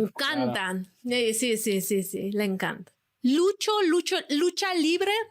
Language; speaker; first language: Spanish; non-native, fluent; Persian